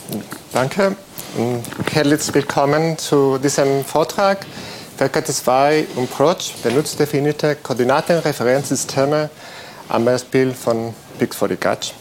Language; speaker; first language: German; non-native, fluent; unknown